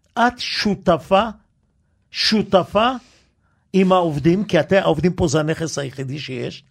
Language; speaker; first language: Hebrew; early bilingual, other home language; Yiddish